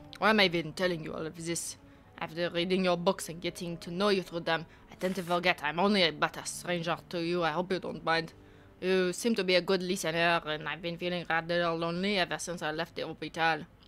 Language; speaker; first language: English; native; English